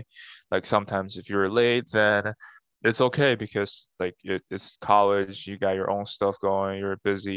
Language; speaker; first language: English; non-native, fluent; Chinese